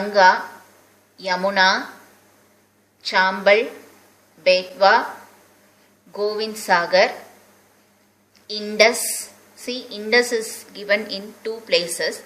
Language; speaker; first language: English; non-native, local second language; Tamil